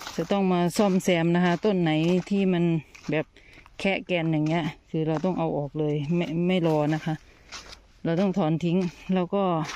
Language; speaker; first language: Thai; non-native, local second language; Lao